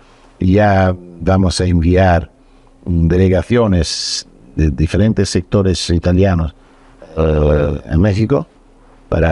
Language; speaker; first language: Spanish; non-native, fluent; Italian